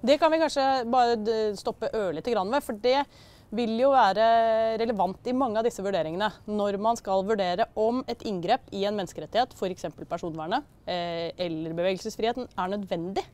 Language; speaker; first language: Norwegian; native; Norwegian